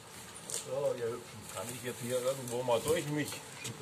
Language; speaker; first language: German; native; German